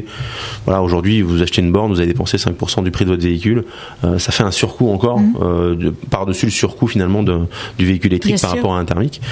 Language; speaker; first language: French; native; French